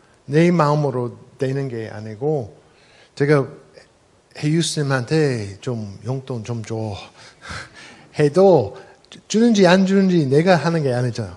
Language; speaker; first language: Korean; non-native, fluent; English